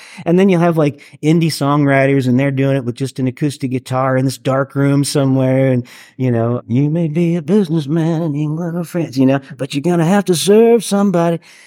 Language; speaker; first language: English; native; English